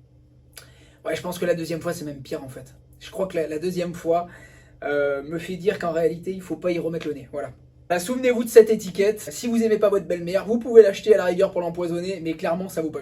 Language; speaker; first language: French; native; French